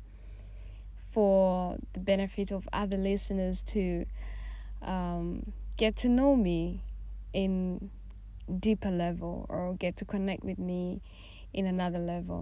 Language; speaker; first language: English; non-native, local second language; Swahili